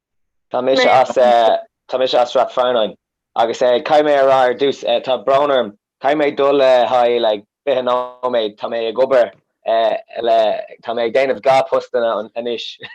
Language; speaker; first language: Irish; non-native, learner; English